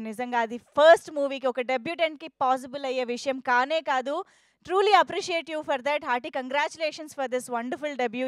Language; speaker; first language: Telugu; native; Telugu